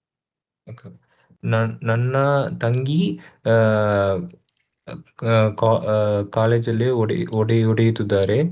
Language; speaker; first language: Kannada; non-native, learner; Tamil